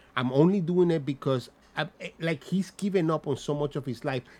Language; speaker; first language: English; non-native, fluent; Spanish